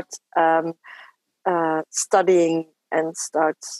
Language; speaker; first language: English; non-native, fluent; French